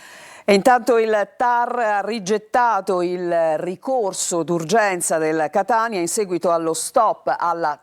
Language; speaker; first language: Italian; native; Italian